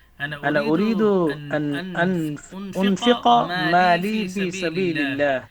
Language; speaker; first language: Arabic; non-native, fluent; Bangla